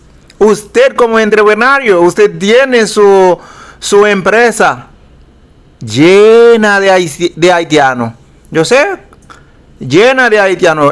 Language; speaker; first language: Spanish; non-native, fluent; Haitian Creole